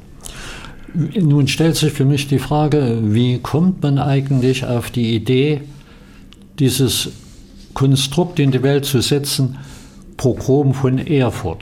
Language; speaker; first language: German; native; German